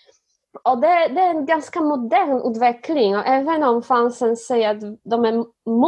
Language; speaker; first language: Swedish; non-native, fluent; Polish